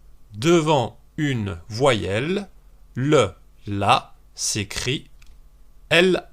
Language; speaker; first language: French; native; French